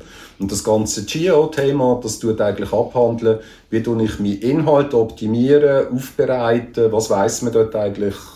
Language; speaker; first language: German; native; German